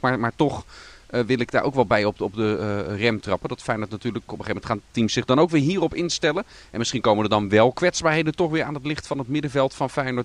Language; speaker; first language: Dutch; native; Dutch